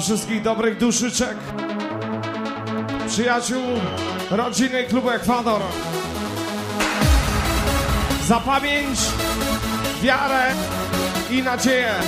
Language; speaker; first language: Polish; native; Polish